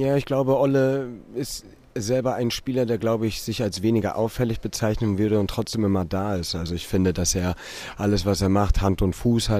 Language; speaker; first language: German; native; German